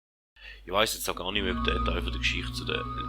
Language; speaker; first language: German; native; German